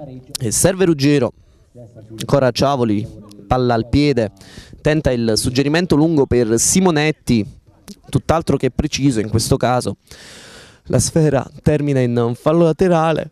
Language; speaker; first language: Italian; native; Italian